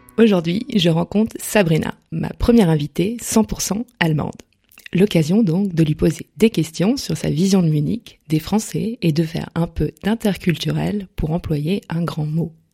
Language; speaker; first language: French; native; French